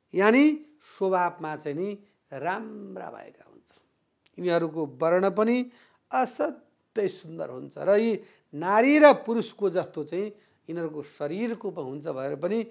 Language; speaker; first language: Nepali; native; Nepali